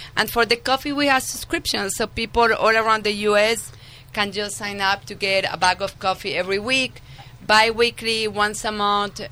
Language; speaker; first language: English; non-native, fluent; Spanish